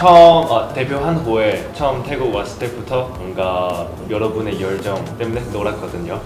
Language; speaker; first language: Korean; non-native, fluent; Cantonese